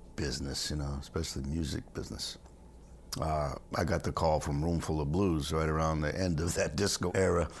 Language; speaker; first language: English; native; English